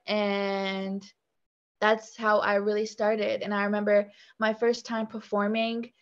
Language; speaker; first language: English; native; English